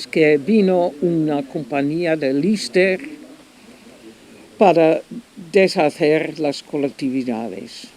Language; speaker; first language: Spanish; non-native, fluent; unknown